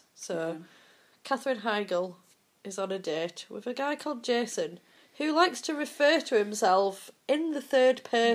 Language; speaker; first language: English; native; English